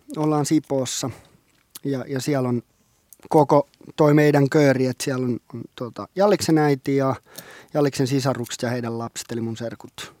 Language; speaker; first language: Finnish; non-native, local second language; Swedish